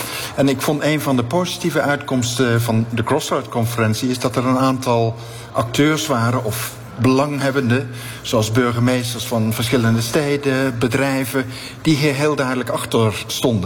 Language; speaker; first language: Dutch; native; Dutch